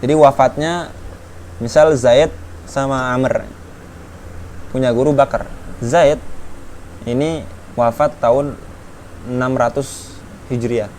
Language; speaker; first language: Indonesian; native; Indonesian